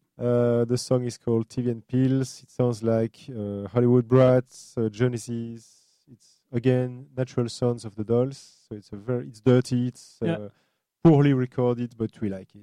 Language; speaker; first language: English; non-native, fluent; French